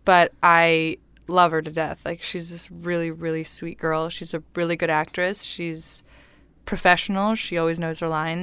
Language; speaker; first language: English; non-native, fluent; Spanish